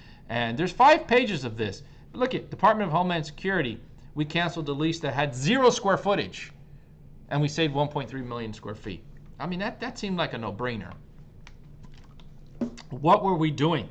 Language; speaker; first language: English; native; English